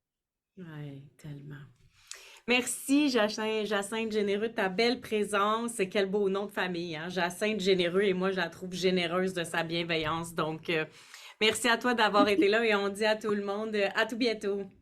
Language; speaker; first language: French; native; French